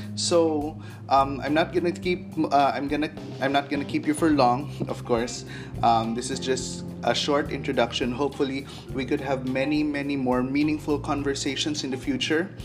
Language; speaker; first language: English; non-native, local second language; Cebuano